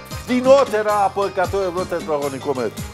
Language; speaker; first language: Greek; non-native, fluent; Persian